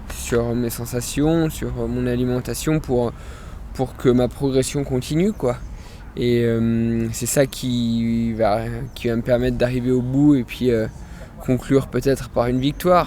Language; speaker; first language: French; native; French